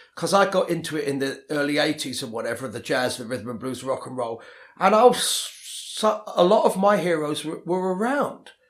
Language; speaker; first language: English; native; English